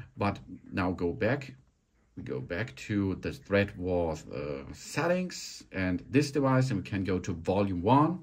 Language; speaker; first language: English; non-native, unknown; German